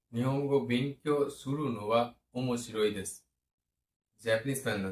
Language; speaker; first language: Japanese; non-native, learner; Bangla